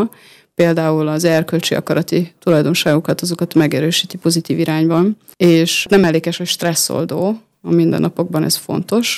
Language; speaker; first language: Hungarian; native; Hungarian